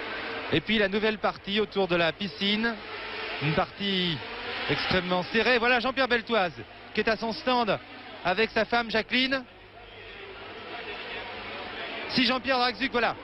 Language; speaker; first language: French; native; French